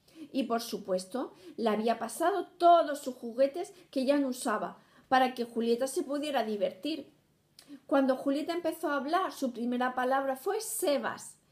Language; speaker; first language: Spanish; native; Spanish